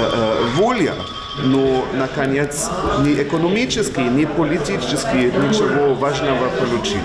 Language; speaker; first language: Russian; non-native, fluent; German